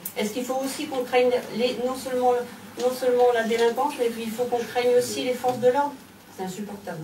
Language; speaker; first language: French; native; French